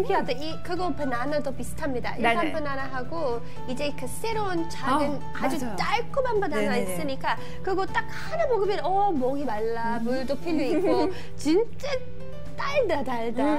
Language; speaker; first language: Korean; non-native, learner; English